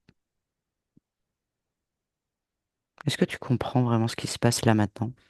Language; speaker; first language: French; native; French